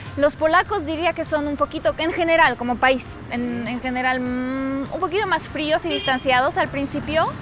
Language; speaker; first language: Spanish; non-native, fluent; Polish